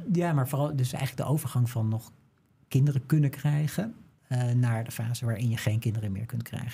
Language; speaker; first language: Dutch; native; Dutch